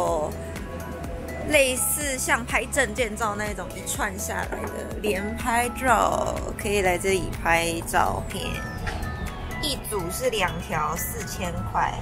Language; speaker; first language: Chinese; native; Chinese